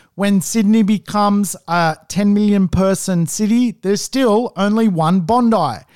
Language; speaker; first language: English; native; English